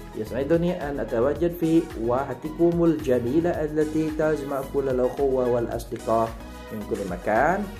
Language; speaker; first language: Arabic; non-native, fluent; Indonesian